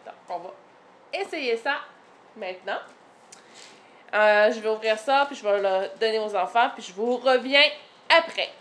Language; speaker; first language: French; native; French